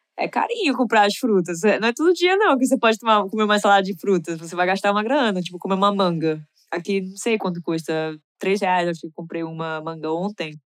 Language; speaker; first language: Portuguese; non-native, fluent; English